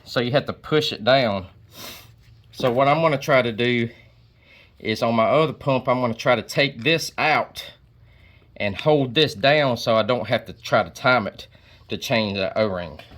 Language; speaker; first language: English; native; English